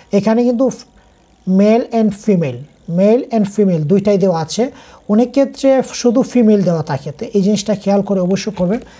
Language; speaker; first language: Bangla; native; Bangla